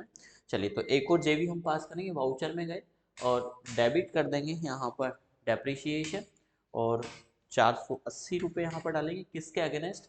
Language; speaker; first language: Hindi; native; Hindi